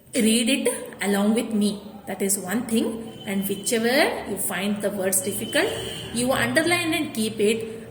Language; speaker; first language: English; non-native, local second language; Kannada